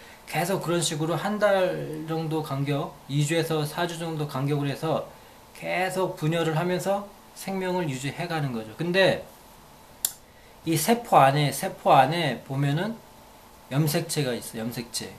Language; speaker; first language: Korean; native; Korean